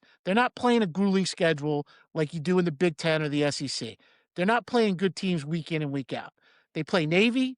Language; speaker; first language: English; native; English